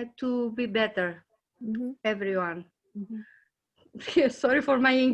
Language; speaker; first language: English; non-native, learner; Greek